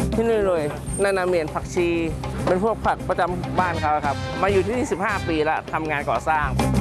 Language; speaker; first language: Thai; early bilingual, other home language; Chinese